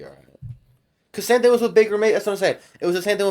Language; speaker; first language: English; native; English